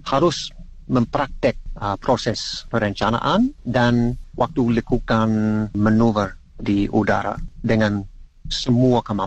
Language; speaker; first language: Indonesian; non-native, learner; English